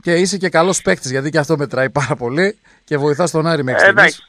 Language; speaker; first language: Greek; native; Greek